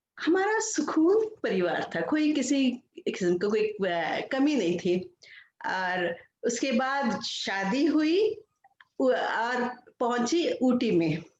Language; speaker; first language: Hindi; non-native, local second language; Kannada